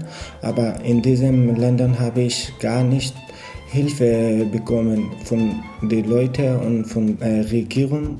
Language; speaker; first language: German; non-native, learner; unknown